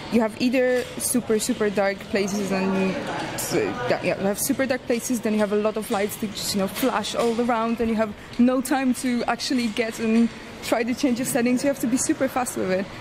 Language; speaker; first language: English; non-native, fluent; Polish